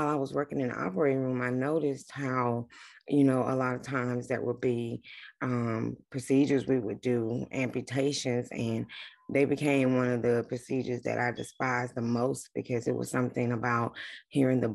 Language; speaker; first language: English; native; English